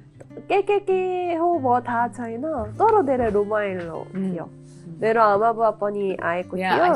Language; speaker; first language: Nepali; non-native, learner; Korean